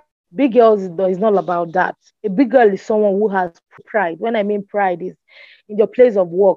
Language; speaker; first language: English; non-native, local second language; Igbo